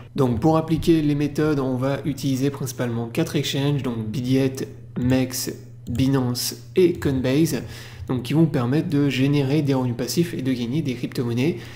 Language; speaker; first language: French; native; French